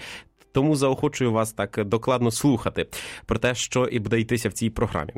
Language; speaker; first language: Ukrainian; native; Ukrainian